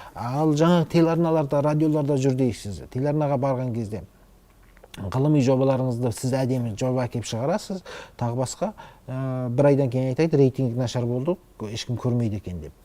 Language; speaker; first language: Kazakh; native; Kazakh